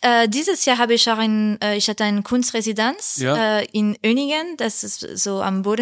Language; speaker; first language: German; non-native, learner; French